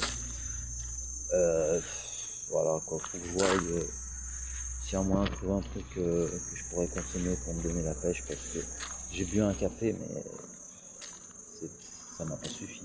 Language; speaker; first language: French; native; French